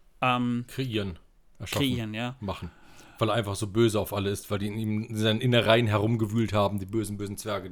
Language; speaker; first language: German; native; German